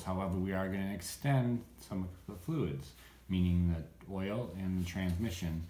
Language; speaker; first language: English; native; English